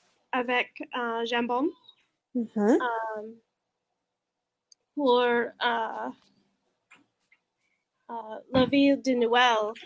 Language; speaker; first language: French; non-native, learner; English